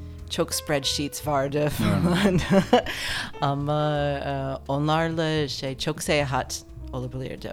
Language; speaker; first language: Turkish; non-native, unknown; English